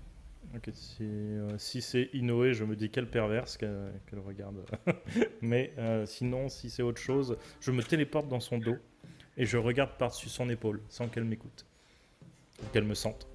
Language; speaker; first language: French; native; French